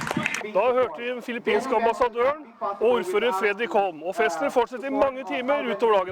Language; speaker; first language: Norwegian; native; Norwegian